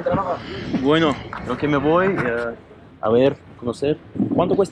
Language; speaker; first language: Spanish; non-native, learner; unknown